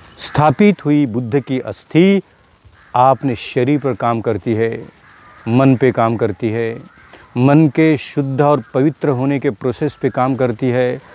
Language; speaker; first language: Hindi; non-native, local second language; Marathi